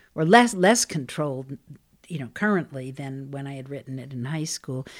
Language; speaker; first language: English; native; English